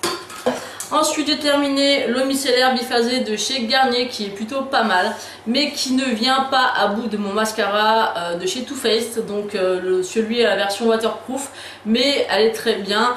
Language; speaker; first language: French; native; French